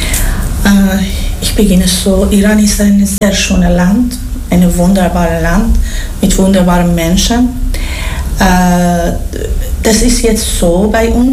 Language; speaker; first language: German; non-native, learner; Persian